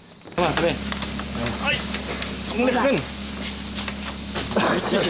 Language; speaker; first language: Chinese; native; Chinese